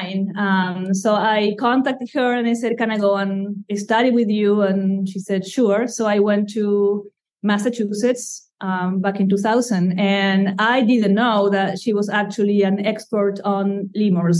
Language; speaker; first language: English; non-native, fluent; Spanish